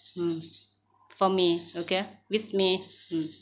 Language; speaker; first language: English; non-native, learner; Thai